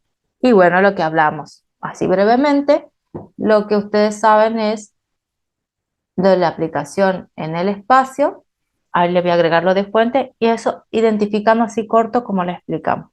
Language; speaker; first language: Spanish; native; Spanish